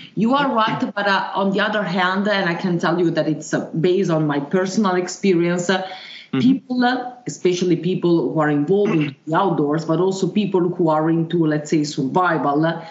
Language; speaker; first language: English; non-native, fluent; Italian